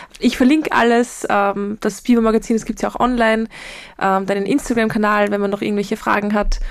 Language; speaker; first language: German; native; German